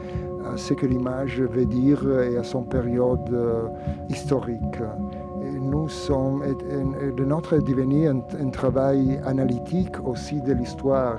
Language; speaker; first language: French; non-native, fluent; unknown